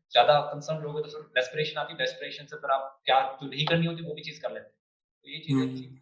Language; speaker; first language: Hindi; native; Hindi